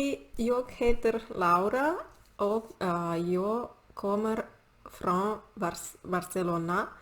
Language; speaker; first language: Swedish; non-native, learner; Catalan